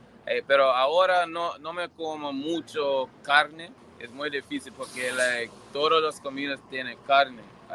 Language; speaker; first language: Spanish; non-native, learner; English